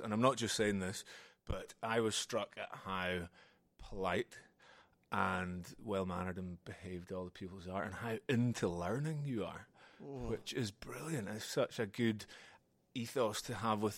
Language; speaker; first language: English; native; English